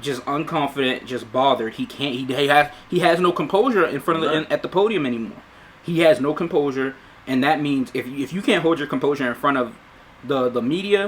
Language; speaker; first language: English; native; English